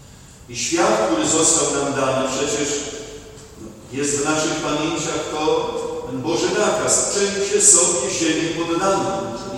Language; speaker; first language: Polish; native; Polish